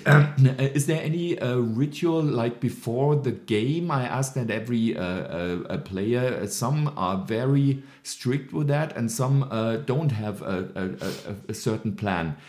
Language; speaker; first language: English; non-native, fluent; German